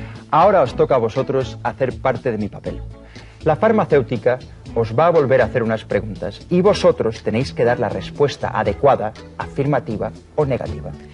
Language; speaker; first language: Spanish; native; Spanish